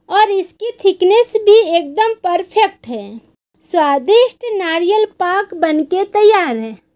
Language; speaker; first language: Hindi; native; Hindi